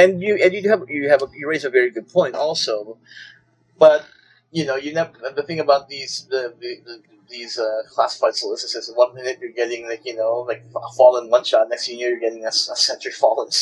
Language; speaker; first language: English; non-native, local second language; Filipino